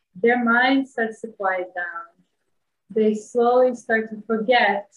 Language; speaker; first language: English; non-native, fluent; Bosnian